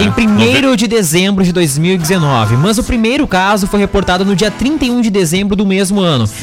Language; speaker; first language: Portuguese; native; Portuguese